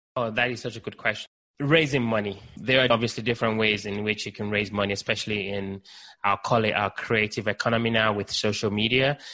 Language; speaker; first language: English; non-native, local second language; Yoruba